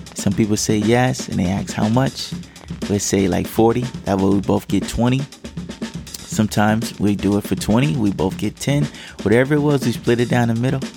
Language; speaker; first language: English; native; English